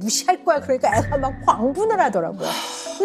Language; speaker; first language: Korean; native; Korean